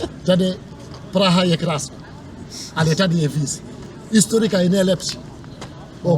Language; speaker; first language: Czech; non-native, learner; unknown